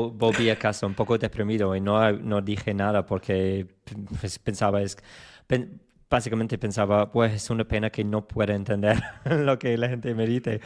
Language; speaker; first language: Spanish; non-native, fluent; English